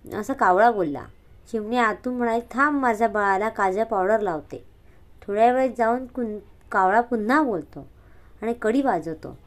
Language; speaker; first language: Marathi; non-native, local second language; Hindi